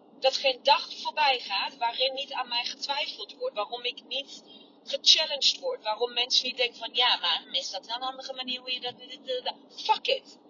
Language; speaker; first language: Dutch; non-native, fluent; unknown